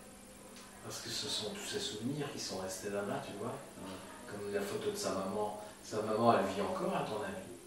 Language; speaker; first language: French; native; French